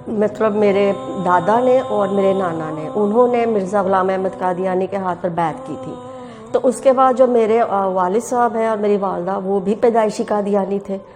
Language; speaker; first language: Urdu; native; Urdu